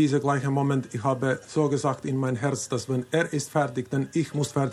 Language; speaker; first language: German; non-native, learner; Finnish